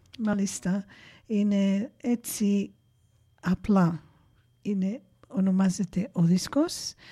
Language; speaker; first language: Greek; early bilingual, heritage; Greek